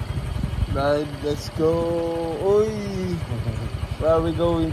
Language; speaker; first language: English; non-native, local second language; Cebuano